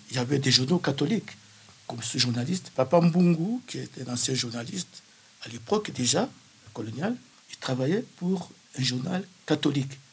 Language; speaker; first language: French; non-native, local second language; Kongo